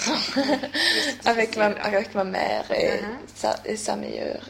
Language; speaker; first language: French; non-native, learner; Swedish